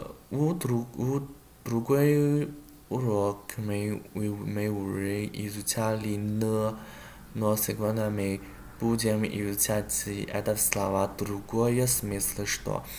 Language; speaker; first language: Russian; non-native, learner; Chinese